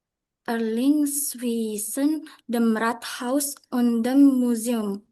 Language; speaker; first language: German; non-native, learner; Indonesian